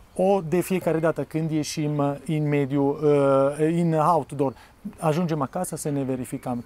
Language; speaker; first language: Romanian; non-native, fluent; Italian